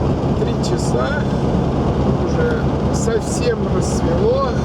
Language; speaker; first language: Russian; native; Russian